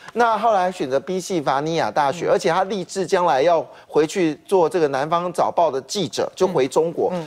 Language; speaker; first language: Chinese; native; Chinese